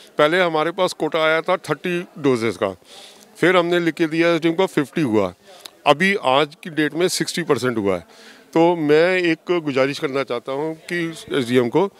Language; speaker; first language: Hindi; native; Hindi